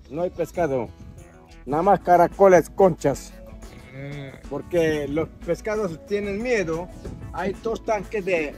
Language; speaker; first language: Spanish; non-native, local second language; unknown